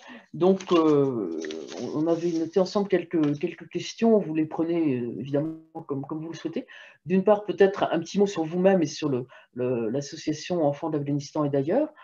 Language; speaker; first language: French; native; French